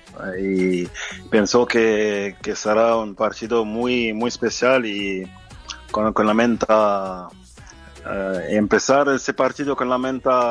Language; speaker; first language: Spanish; non-native, fluent; French